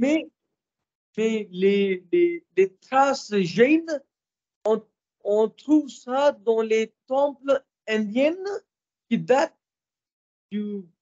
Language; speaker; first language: French; non-native, fluent; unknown